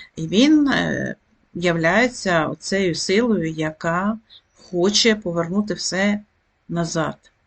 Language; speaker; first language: Ukrainian; native; Ukrainian